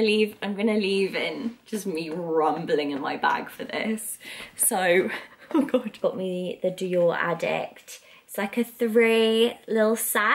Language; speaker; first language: English; native; English